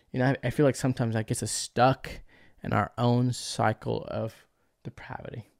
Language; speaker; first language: English; early bilingual, other home language; Spanish